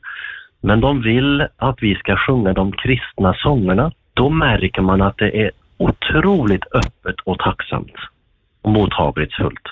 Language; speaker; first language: Swedish; native; Swedish